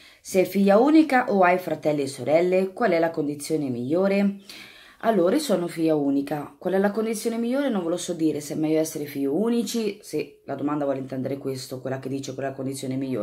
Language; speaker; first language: Italian; native; Italian